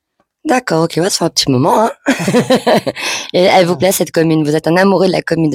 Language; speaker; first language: French; native; French